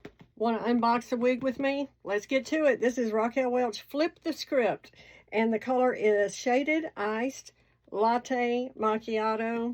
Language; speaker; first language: English; native; English